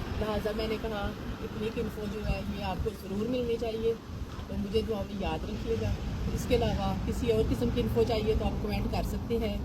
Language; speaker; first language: Urdu; non-native, local second language; Punjabi